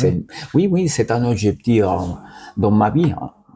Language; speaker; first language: French; non-native, learner; Spanish